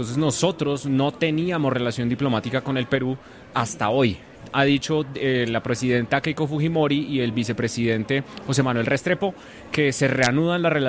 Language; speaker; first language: Spanish; native; Spanish